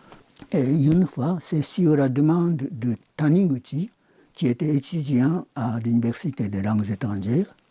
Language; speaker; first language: French; non-native, fluent; Japanese